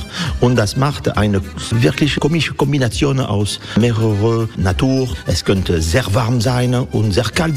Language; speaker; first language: German; non-native, fluent; French